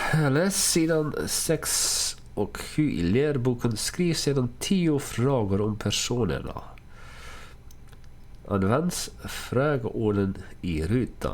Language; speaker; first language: Swedish; non-native, learner; Dutch